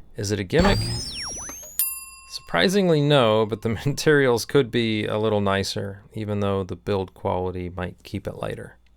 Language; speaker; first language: English; native; English